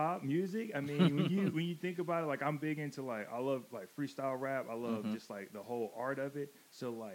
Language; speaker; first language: English; native; English